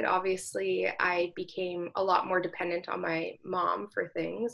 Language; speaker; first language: English; native; English